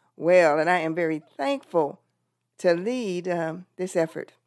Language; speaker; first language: English; native; English